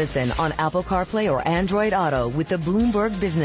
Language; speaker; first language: English; native; English